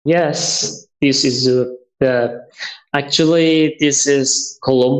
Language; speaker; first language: English; non-native, learner; Persian